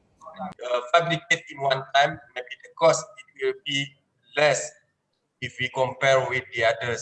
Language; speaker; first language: English; non-native, learner; Indonesian